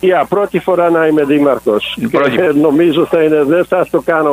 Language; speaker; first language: Greek; early bilingual, heritage; English